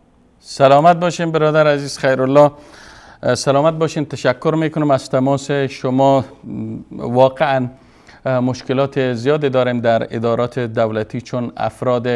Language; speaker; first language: Persian; native; Persian